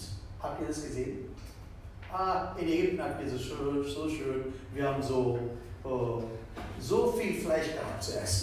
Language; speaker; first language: German; non-native, fluent; Tamil